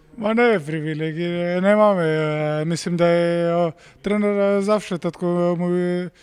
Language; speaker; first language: Macedonian; non-native, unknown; Spanish